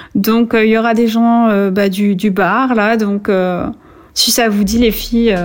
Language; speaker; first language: French; native; French